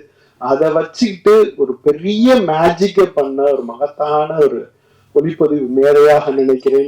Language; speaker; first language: Tamil; native; Tamil